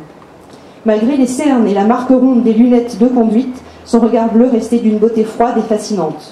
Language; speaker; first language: French; native; French